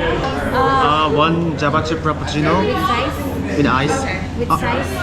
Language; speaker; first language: English; non-native, learner; Korean